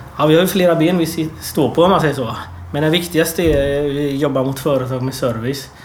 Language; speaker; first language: Swedish; early bilingual, other home language; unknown